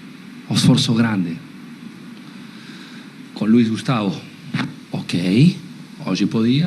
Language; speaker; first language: Portuguese; non-native, learner; Spanish